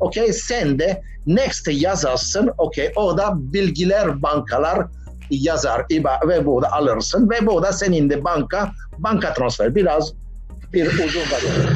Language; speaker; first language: Turkish; non-native, learner; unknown